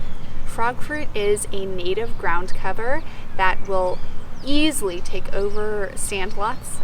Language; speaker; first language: English; native; English